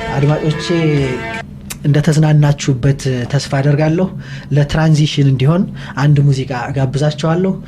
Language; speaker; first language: Amharic; native; Amharic